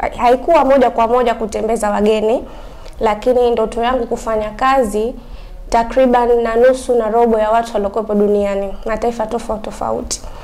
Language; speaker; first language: Swahili; native; Swahili